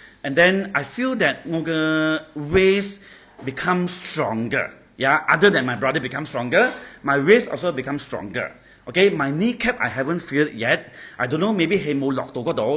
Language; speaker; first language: English; non-native, local second language; Cantonese